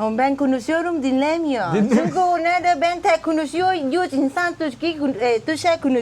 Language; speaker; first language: Turkish; non-native, learner; Thai